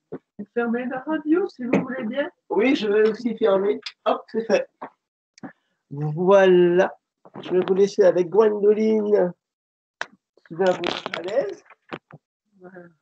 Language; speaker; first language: French; native; French